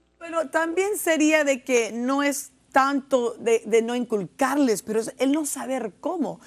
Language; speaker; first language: Spanish; early bilingual, heritage; Spanish